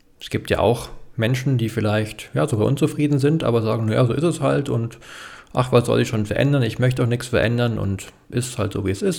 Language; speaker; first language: German; native; German